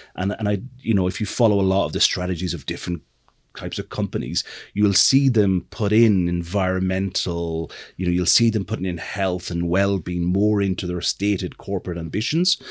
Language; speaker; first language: English; native; English